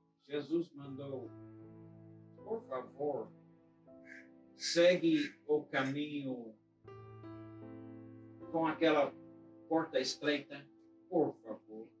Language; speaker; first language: Portuguese; non-native, fluent; English